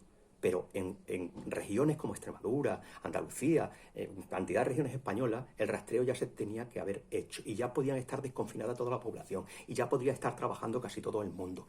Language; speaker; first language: Spanish; native; Spanish